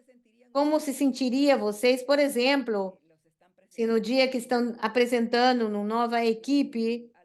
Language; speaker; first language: Portuguese; non-native, fluent; Spanish